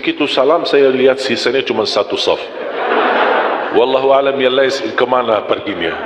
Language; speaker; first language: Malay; non-native, fluent; Arabic